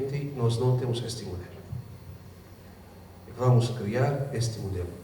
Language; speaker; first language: Portuguese; non-native, fluent; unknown